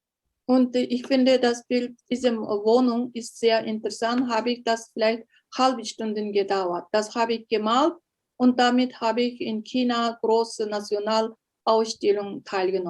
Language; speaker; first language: German; non-native, learner; Uyghur